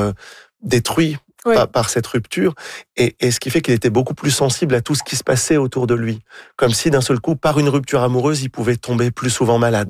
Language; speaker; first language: French; native; French